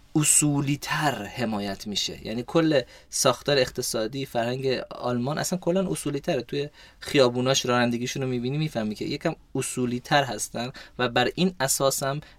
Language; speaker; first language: Persian; early bilingual, heritage; Persian